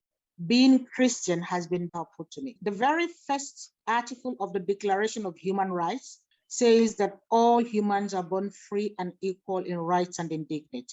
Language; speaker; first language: English; non-native, local second language; Igbo